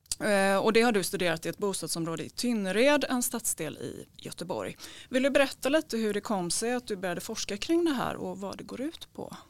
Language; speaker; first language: Swedish; native; Swedish